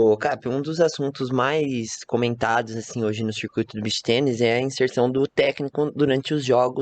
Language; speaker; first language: Portuguese; native; Portuguese